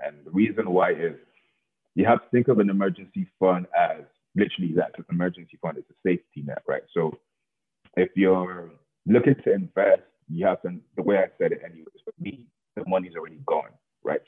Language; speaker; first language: English; non-native, local second language; Yoruba